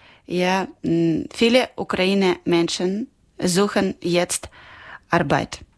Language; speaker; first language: German; non-native, learner; Ukrainian